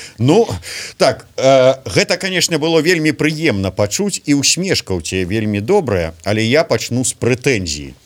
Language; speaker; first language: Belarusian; non-native, local second language; Russian